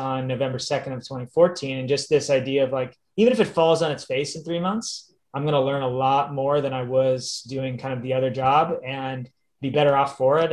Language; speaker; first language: English; native; English